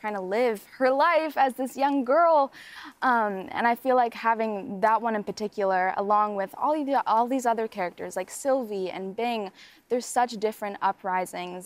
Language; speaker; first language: English; native; English